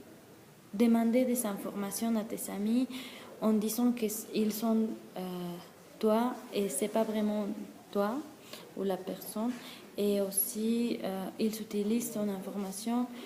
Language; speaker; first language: French; non-native, learner; Spanish